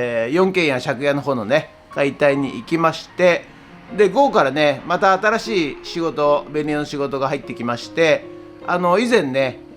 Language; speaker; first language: Japanese; native; Japanese